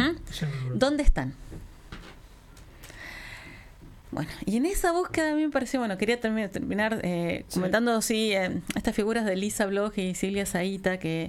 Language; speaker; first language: Spanish; native; Spanish